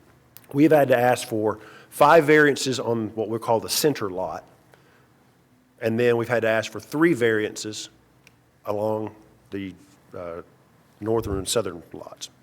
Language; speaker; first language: English; native; English